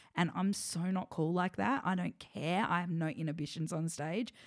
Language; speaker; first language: English; native; English